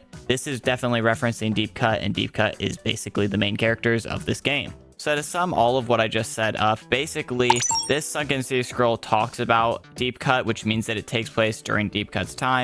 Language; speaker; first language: English; native; English